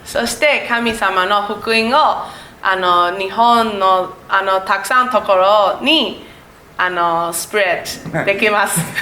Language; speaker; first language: Japanese; non-native, learner; Chinese